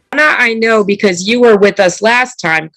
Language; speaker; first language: English; non-native, fluent; Italian